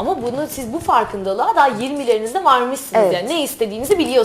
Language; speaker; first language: Turkish; native; Turkish